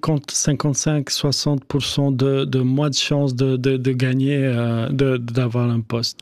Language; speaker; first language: French; non-native, fluent; Albanian